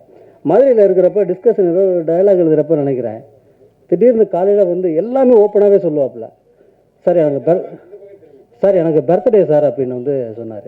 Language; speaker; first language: Tamil; native; Tamil